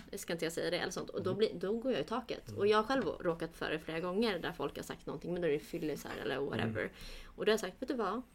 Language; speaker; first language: Swedish; early bilingual, other home language; Kurdish